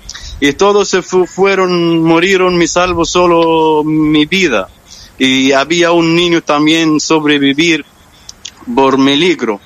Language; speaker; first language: Spanish; non-native, fluent; Arabic